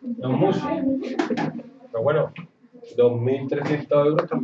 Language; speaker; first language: Spanish; native; Spanish